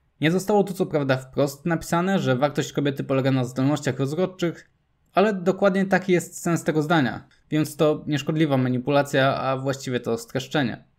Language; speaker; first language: Polish; native; Polish